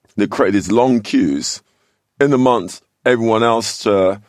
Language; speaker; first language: English; native; English